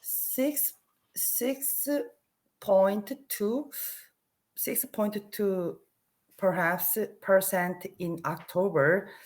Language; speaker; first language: English; non-native, learner; Korean